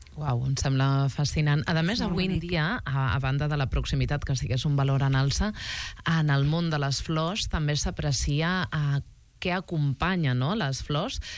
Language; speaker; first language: Catalan; native; Catalan